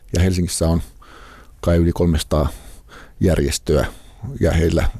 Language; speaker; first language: Finnish; native; Finnish